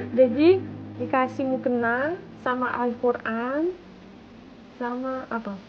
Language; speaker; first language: Indonesian; non-native, fluent; Russian